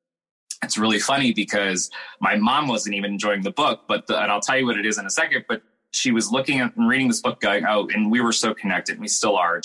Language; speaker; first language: English; native; English